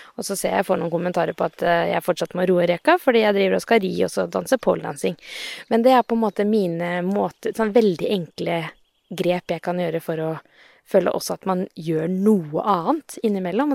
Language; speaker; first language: Norwegian; native; Norwegian